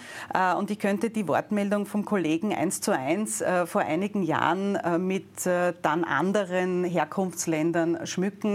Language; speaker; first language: German; native; German